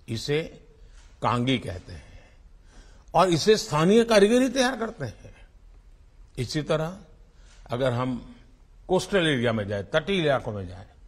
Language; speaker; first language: Hindi; non-native, local second language; Gujarati